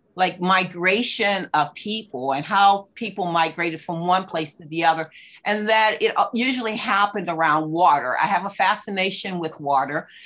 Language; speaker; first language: English; native; English